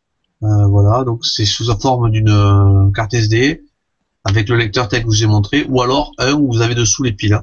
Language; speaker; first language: French; native; French